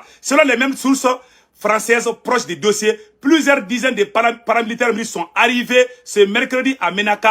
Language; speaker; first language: French; non-native, local second language; Bambara